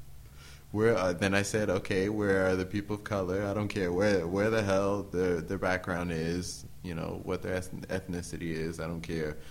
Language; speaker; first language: English; native; English